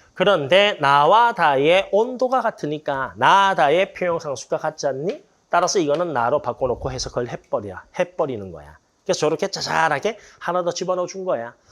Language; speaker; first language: Korean; native; Korean